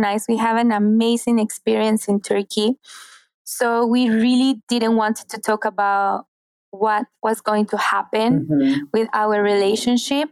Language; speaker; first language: English; non-native, fluent; Spanish